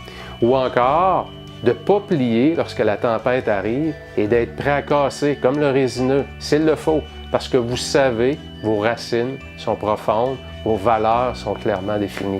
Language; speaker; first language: French; native; French